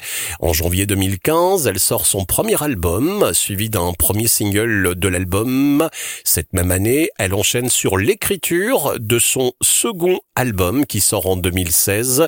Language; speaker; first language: French; native; French